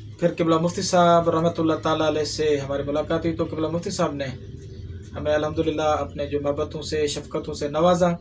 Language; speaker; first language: Urdu; non-native, local second language; Sindhi